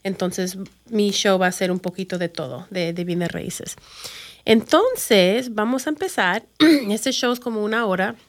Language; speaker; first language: Spanish; early bilingual, other home language; English